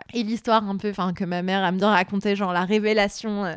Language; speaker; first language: French; non-native, local second language; Arabic